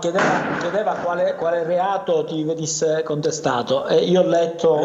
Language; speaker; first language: Italian; native; Italian